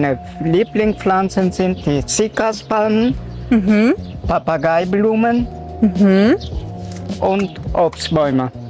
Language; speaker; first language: German; early bilingual, other home language; Turkish